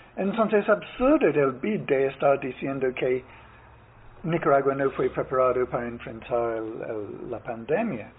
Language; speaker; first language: Spanish; non-native, fluent; English